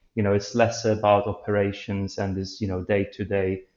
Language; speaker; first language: English; non-native, fluent; Polish